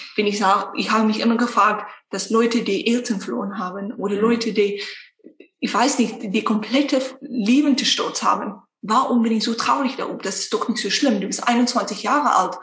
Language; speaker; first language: German; non-native, fluent; Afrikaans